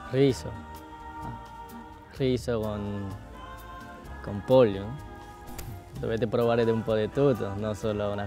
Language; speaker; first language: Italian; non-native, learner; Korean